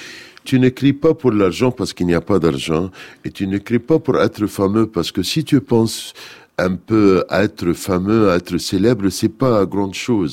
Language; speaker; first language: French; non-native, fluent; Arabic